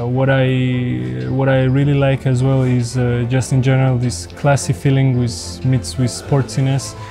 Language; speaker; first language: English; non-native, fluent; Georgian